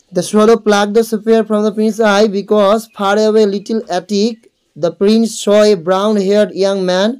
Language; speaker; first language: English; non-native, local second language; Bangla